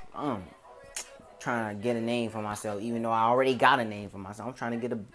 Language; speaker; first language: English; native; English